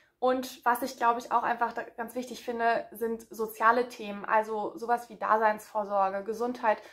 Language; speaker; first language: German; native; German